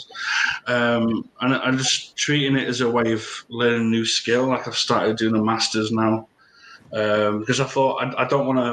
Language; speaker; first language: English; native; English